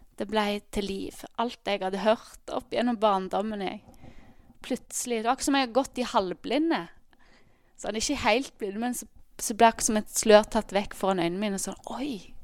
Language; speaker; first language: Norwegian; native; Norwegian